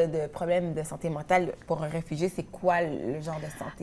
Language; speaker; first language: French; native; French